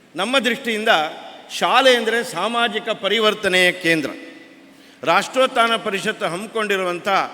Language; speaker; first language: Kannada; native; Kannada